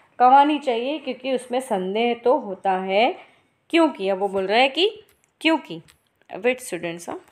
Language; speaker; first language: Hindi; non-native, local second language; Gujarati